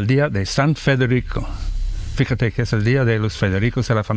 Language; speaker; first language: Spanish; non-native, fluent; English